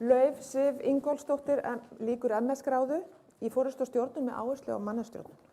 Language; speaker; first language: Icelandic; native; Icelandic